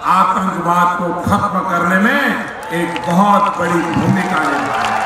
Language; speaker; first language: Hindi; non-native, local second language; Gujarati